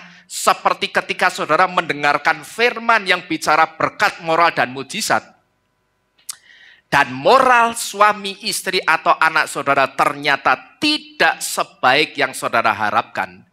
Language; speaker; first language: Indonesian; native; Indonesian